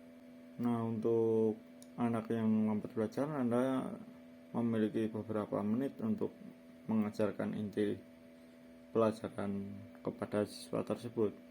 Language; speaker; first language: Indonesian; native; Indonesian